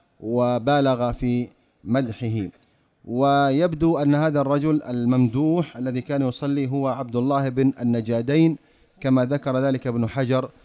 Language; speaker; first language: Arabic; native; Arabic